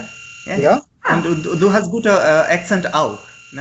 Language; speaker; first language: German; non-native, learner; Marathi